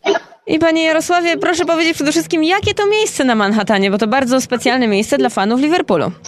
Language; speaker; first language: Polish; native; Polish